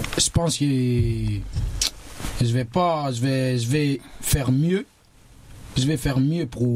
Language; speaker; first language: French; non-native, local second language; Susu